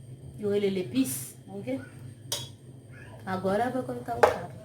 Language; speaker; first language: Portuguese; non-native, learner; Haitian Creole